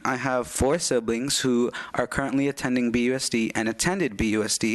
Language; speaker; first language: English; early bilingual, other home language; Spanish